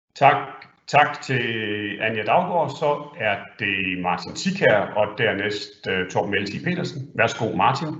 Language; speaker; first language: Danish; native; Danish